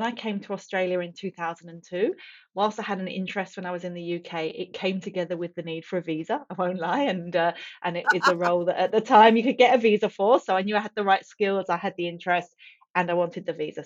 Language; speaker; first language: English; native; English